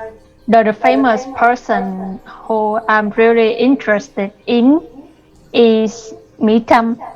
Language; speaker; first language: English; non-native, learner; Vietnamese